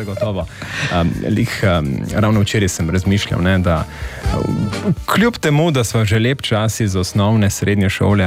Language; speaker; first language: Slovenian; native; Slovenian